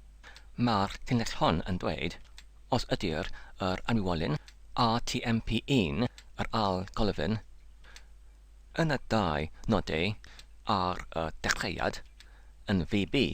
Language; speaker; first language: Welsh; non-native, learner; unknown